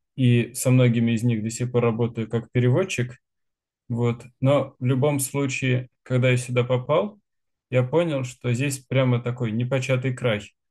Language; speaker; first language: Russian; native; Russian